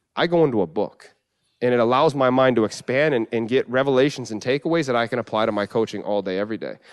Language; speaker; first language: English; native; English